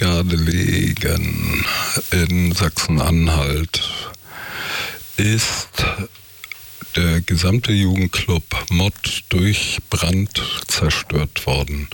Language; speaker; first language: German; native; German